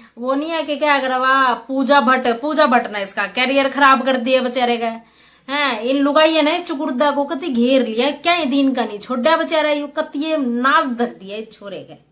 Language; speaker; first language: Hindi; native; Hindi